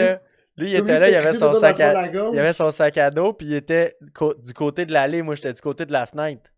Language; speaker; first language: French; native; French